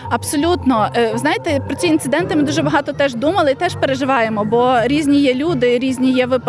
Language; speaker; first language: Ukrainian; native; Ukrainian